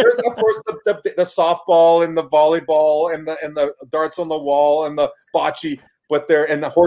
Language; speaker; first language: English; native; English